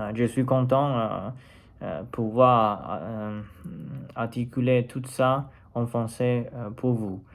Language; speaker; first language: French; non-native, learner; Chinese